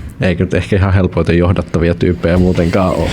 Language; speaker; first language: Finnish; native; Finnish